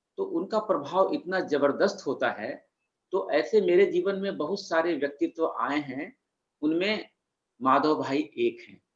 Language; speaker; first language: Hindi; native; Hindi